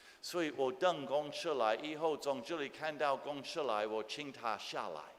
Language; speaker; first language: Chinese; non-native, fluent; English